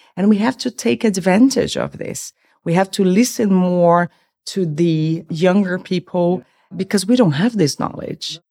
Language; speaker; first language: English; non-native, fluent; Portuguese